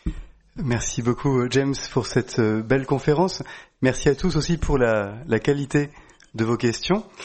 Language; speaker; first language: French; native; French